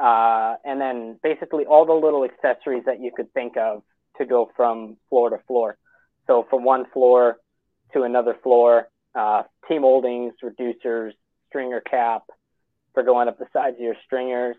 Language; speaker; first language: English; native; English